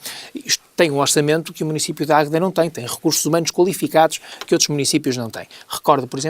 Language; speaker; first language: Portuguese; native; Portuguese